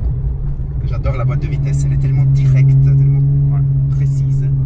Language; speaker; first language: French; native; French